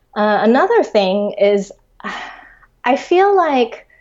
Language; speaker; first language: English; early bilingual, other home language; Chinese